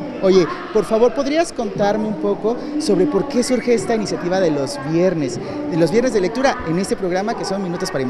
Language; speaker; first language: Spanish; native; Spanish